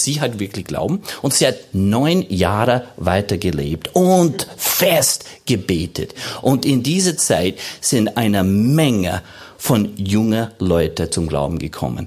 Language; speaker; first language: German; non-native, fluent; English